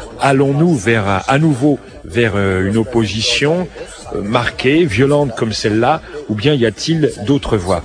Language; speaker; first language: French; native; French